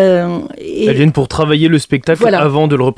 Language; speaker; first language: French; native; French